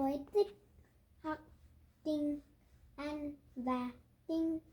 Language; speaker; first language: Vietnamese; non-native, learner; English